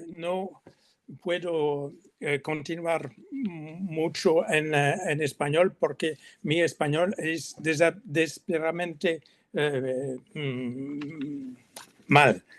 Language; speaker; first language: Spanish; non-native, learner; French